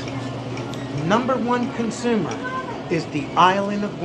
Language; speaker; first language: English; non-native, learner; Spanish